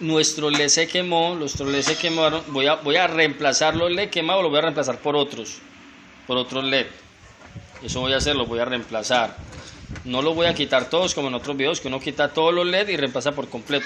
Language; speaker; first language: Spanish; native; Spanish